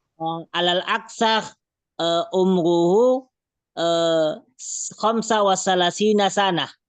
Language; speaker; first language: Arabic; non-native, learner; Indonesian